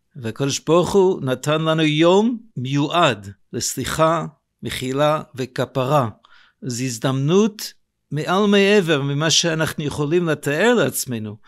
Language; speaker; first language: Hebrew; non-native, fluent; English